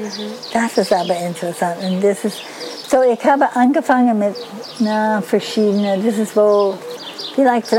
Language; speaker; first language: German; non-native, fluent; English